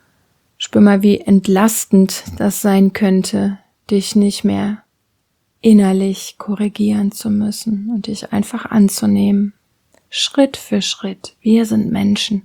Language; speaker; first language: German; native; German